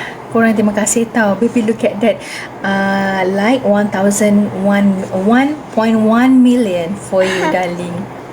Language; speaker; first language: English; non-native, local second language; Malay